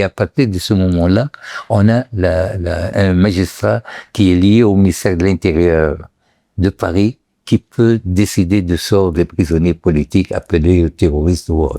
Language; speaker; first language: French; non-native, local second language; Arabic